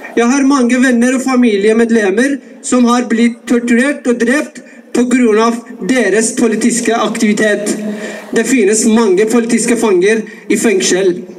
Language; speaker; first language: Norwegian; non-native, fluent; Persian